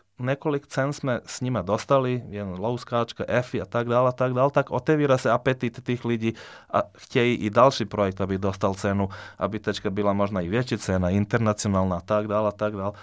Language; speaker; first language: Czech; non-native, fluent; Serbian